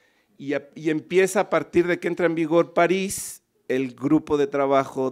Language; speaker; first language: Spanish; native; Spanish